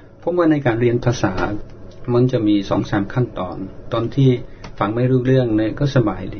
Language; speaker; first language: Thai; non-native, fluent; English